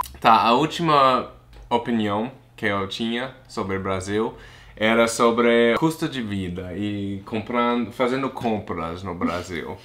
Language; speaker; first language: Portuguese; non-native, fluent; English